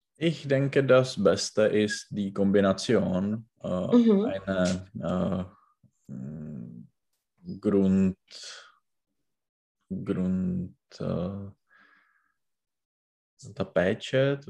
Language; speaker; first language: German; non-native, learner; Czech